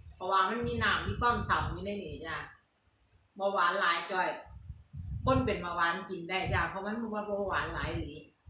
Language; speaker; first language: Thai; native; Thai